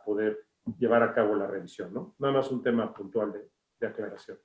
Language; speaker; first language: Spanish; native; Spanish